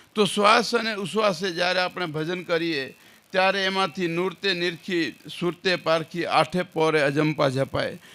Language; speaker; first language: Gujarati; non-native, local second language; Kachhi